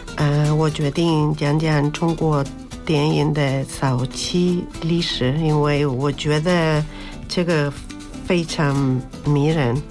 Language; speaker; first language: Chinese; non-native, fluent; Spanish